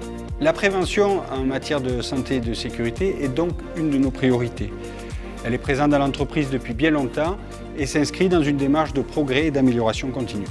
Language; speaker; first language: French; native; French